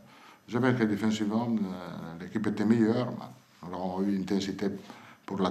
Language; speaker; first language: French; non-native, fluent; Italian